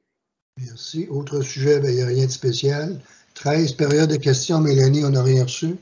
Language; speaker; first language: French; native; French